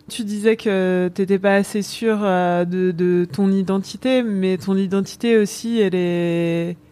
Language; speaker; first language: French; native; French